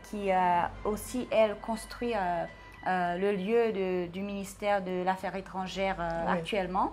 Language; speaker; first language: French; non-native, local second language; Seselwa Creole French